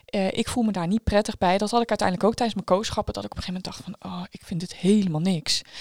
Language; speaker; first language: Dutch; native; Dutch